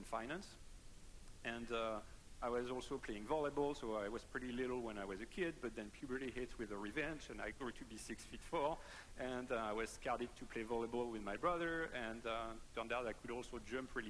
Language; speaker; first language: English; non-native, fluent; French